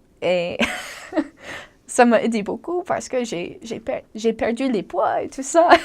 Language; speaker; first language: French; non-native, fluent; English